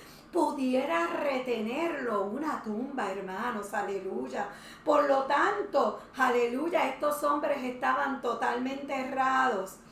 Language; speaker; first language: Spanish; native; Spanish